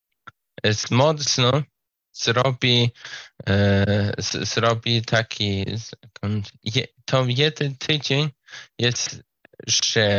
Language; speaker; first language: Polish; non-native, learner; Slovak